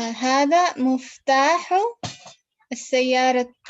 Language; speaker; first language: Arabic; non-native, learner; English